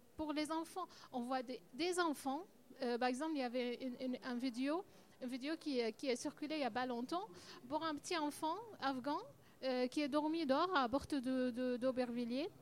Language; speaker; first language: French; non-native, learner; Arabic